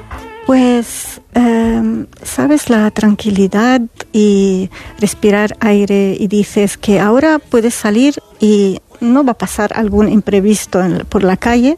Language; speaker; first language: Spanish; non-native, fluent; Arabic